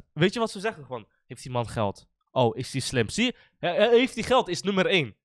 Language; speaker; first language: Dutch; early bilingual, other home language; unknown